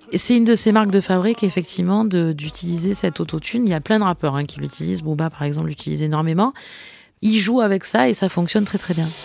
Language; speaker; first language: French; native; French